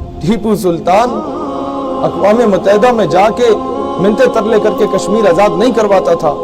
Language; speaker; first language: Urdu; non-native, local second language; Punjabi